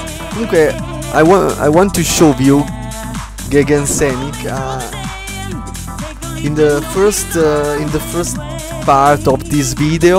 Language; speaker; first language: English; non-native, learner; Italian